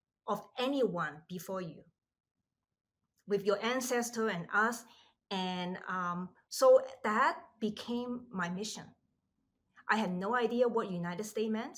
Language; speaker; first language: English; non-native, local second language; Cantonese